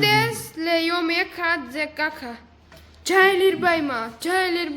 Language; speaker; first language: Hebrew; non-native, learner; Gujarati